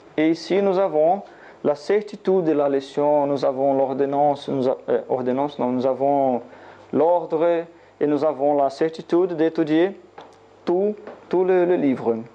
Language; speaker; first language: French; non-native, learner; Portuguese